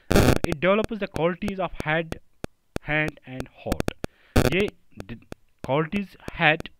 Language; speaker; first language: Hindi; non-native, local second language; Kashmiri